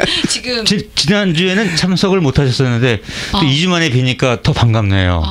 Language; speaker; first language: Korean; native; Korean